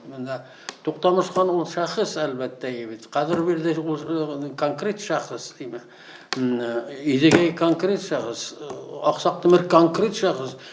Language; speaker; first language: Tatar; native; Tatar